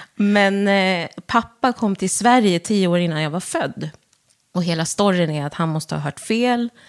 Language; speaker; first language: Swedish; early bilingual, other home language; Wolof